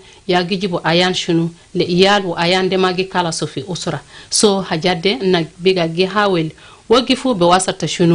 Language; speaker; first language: Arabic; non-native, local second language; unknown